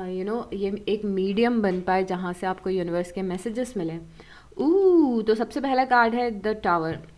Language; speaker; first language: Hindi; native; Hindi